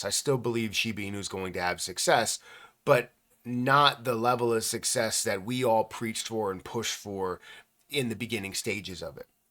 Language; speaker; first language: English; native; English